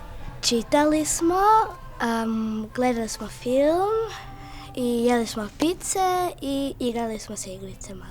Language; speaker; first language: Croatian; early bilingual, heritage; Croatian